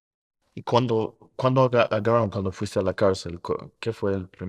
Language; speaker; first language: Spanish; early bilingual, heritage; Spanish